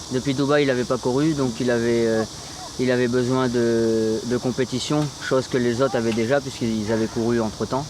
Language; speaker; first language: French; native; French